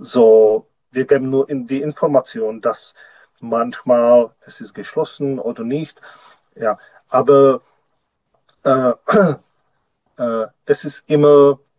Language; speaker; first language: German; non-native, learner; Czech